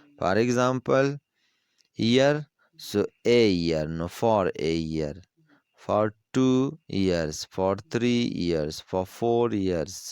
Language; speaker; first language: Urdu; non-native, local second language; Pashto